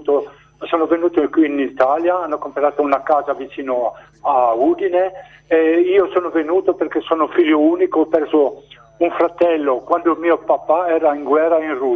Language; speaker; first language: Italian; non-native, local second language; Slovenian